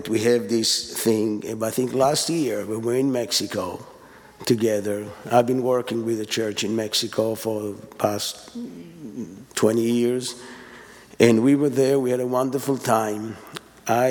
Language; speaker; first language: English; non-native, fluent; Hebrew